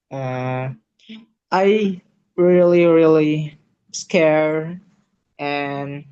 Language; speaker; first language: English; non-native, learner; Indonesian